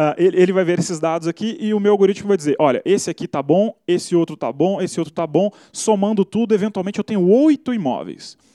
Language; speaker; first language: Portuguese; native; Portuguese